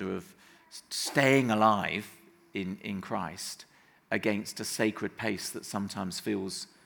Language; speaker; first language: English; native; English